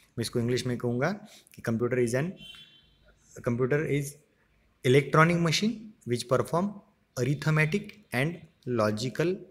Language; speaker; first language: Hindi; non-native, local second language; Marathi